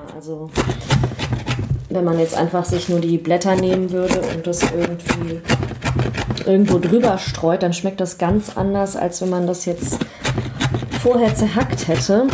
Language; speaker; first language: German; early bilingual, other home language; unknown